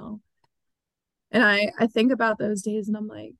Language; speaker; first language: English; native; English